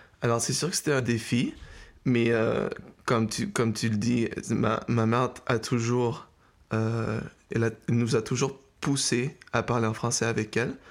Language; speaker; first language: French; early bilingual, heritage; French